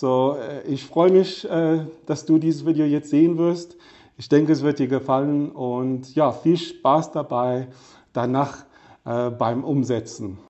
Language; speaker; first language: German; non-native, fluent; English